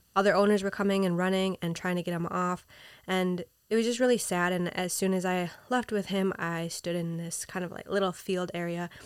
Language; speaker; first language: English; native; English